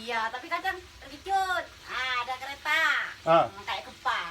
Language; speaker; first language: Indonesian; non-native, local second language; Javanese